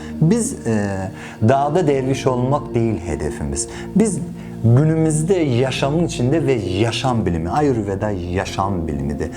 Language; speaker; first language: Turkish; non-native, fluent; Persian